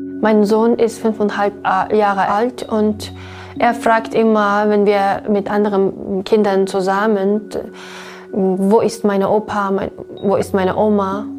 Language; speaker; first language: German; non-native, learner; Uyghur